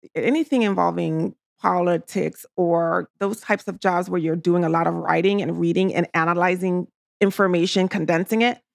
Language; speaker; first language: English; native; English